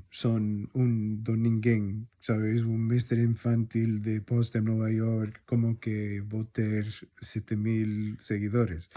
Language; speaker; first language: Galician; non-native, fluent; English